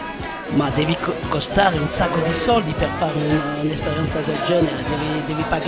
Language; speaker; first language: Italian; non-native, learner; French